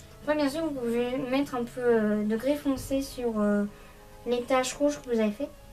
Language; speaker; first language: French; native; French